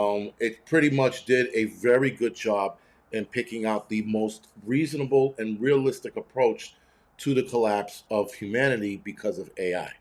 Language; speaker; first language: English; native; English